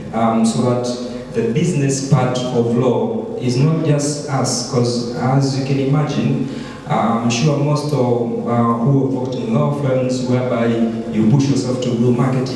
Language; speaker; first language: English; non-native, local second language; Swahili